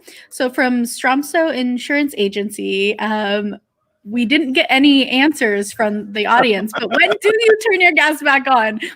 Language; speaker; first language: English; native; English